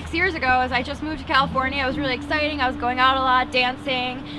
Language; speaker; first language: English; native; English